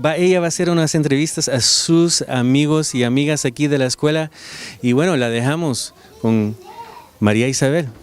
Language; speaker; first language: Spanish; native; Spanish